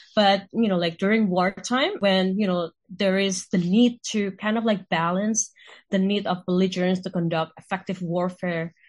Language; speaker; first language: English; non-native, fluent; Indonesian